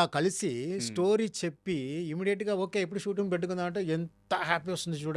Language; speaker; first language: Telugu; non-native, fluent; Tamil